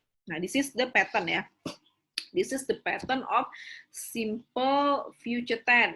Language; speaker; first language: English; non-native, fluent; Indonesian